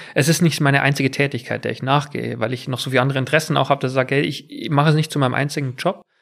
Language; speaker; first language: German; native; German